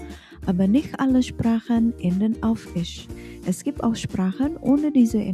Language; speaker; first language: German; non-native, fluent; Indonesian